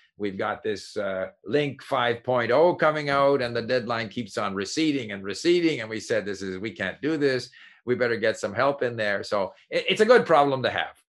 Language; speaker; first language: English; native; English